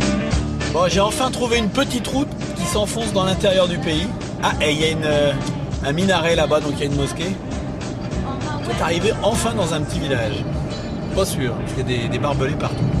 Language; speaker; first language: French; native; French